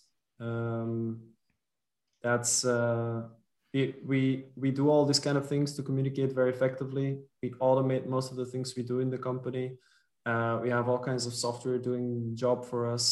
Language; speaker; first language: English; non-native, fluent; Dutch